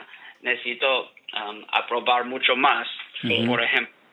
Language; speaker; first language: Spanish; non-native, learner; English